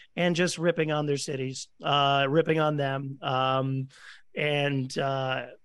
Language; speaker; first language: English; native; English